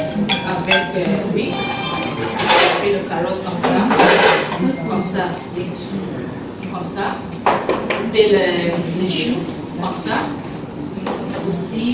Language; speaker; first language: French; non-native, learner; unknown